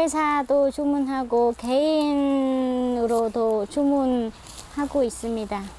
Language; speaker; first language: Korean; non-native, learner; Vietnamese